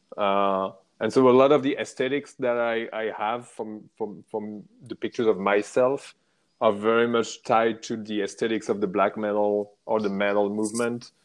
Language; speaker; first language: English; non-native, fluent; French